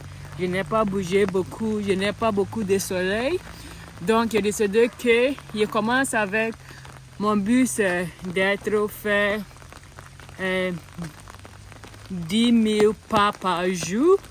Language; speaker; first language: French; non-native, learner; English